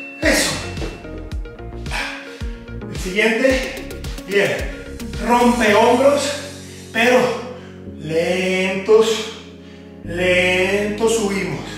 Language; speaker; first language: Spanish; native; Spanish